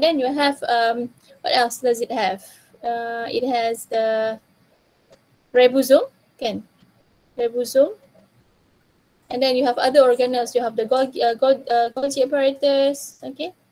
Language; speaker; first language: English; non-native, local second language; Malay